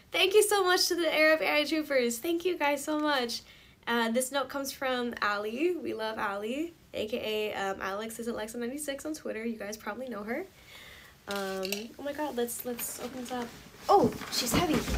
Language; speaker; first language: English; early bilingual, other home language; Korean